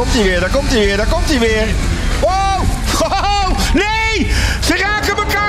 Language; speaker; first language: Dutch; native; Dutch